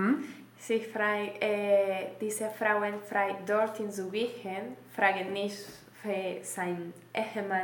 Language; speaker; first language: German; non-native, learner; Spanish